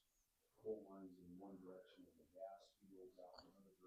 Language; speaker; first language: English; native; English